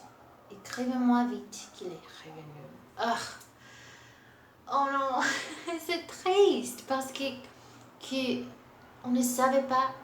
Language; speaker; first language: French; non-native, learner; Portuguese